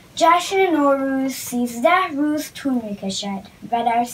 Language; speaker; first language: Persian; early bilingual, heritage; Persian